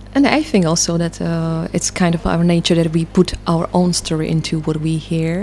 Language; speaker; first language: English; non-native, fluent; Czech